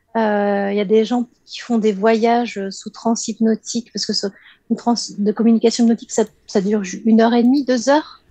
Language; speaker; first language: French; native; French